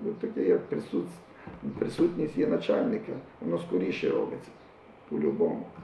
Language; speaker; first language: Ukrainian; native; Ukrainian